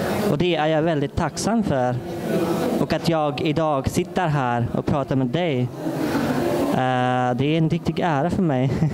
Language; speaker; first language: Swedish; non-native, fluent; Persian